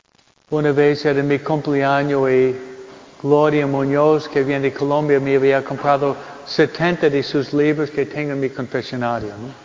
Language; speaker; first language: Spanish; non-native, fluent; English